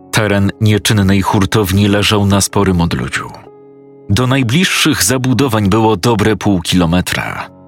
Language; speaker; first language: Polish; native; Polish